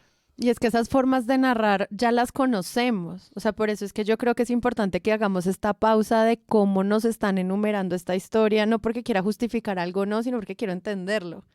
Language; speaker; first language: Spanish; native; Spanish